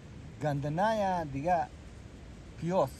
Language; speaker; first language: Persian; native; Persian